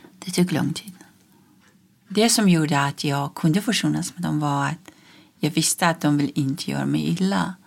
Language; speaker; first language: Swedish; non-native, fluent; Persian